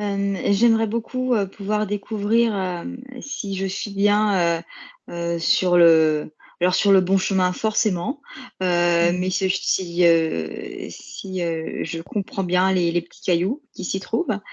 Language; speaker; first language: French; native; French